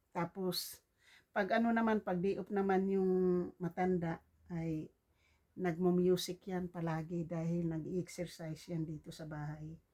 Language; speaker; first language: Filipino; non-native, local second language; Cebuano